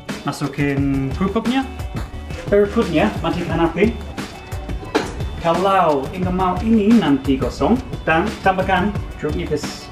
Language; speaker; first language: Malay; non-native, learner; English